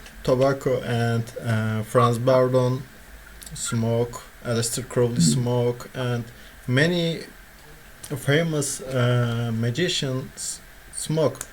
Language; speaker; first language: English; non-native, learner; Turkish